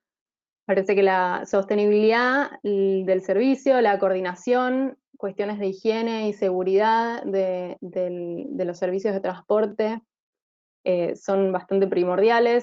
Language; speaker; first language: Spanish; native; Spanish